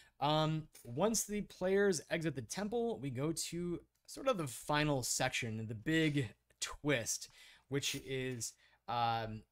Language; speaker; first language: English; native; English